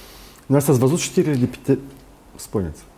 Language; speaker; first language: Romanian; native; Romanian